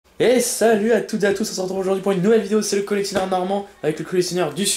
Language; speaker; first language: French; native; French